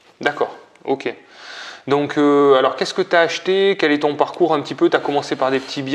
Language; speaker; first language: French; native; French